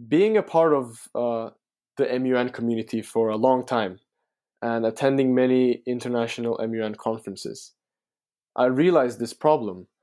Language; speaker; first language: English; non-native, fluent; Turkish